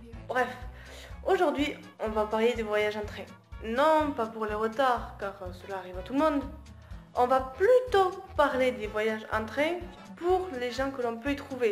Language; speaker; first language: French; native; French